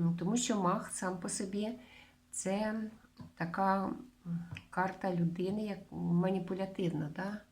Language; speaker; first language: Ukrainian; non-native, local second language; Russian